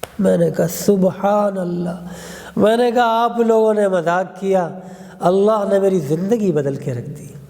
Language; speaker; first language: Urdu; non-native, local second language; Pashto